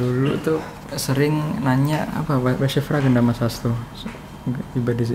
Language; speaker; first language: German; non-native, learner; Indonesian